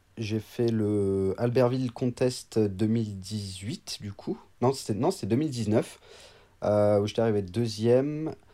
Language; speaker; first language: French; native; French